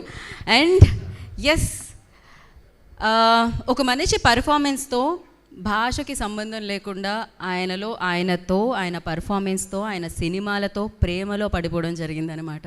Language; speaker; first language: Telugu; native; Telugu